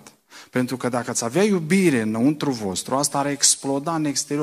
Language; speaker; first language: Romanian; native; Romanian